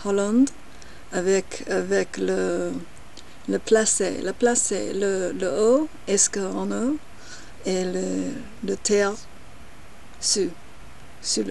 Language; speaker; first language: French; non-native, learner; English